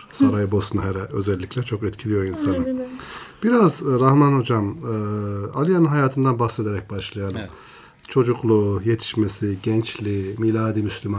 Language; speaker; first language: Turkish; native; Turkish